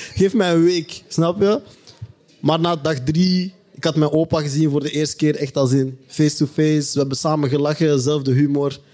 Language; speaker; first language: Dutch; native; Dutch